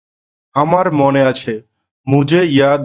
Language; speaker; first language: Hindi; non-native, local second language; Bangla